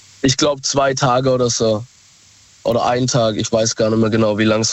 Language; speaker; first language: German; native; German